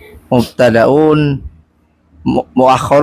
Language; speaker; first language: Arabic; non-native, learner; Indonesian